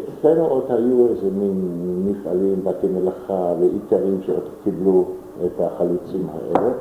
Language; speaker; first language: Hebrew; non-native, fluent; German